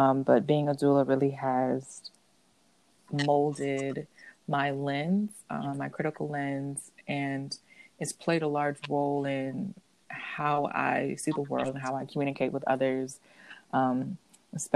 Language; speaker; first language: English; native; English